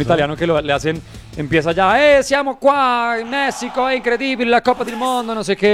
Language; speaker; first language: Spanish; native; Spanish